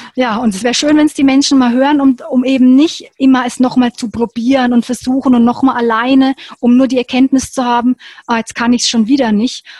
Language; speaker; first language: German; native; German